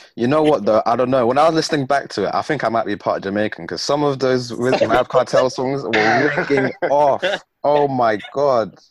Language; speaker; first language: English; native; English